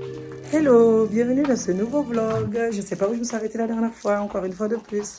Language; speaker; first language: French; native; French